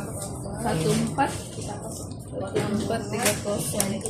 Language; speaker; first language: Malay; non-native, fluent; Filipino